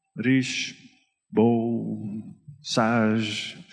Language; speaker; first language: French; non-native, fluent; Dutch